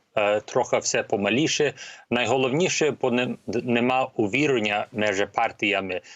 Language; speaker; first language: Ukrainian; early bilingual, heritage; Ukrainian